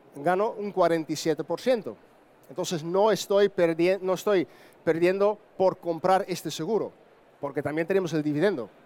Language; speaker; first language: Spanish; non-native, fluent; Dutch